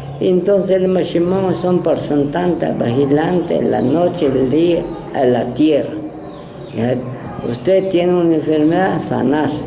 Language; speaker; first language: Spanish; non-native, local second language; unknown